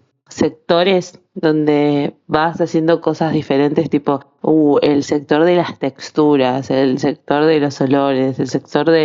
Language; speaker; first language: Spanish; native; Spanish